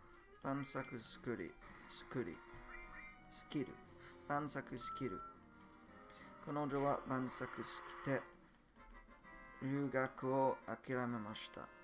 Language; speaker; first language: Japanese; non-native, learner; English